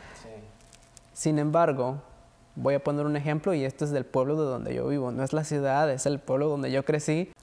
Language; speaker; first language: Spanish; native; Spanish